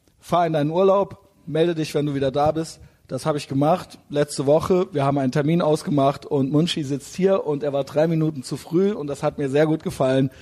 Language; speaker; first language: German; native; German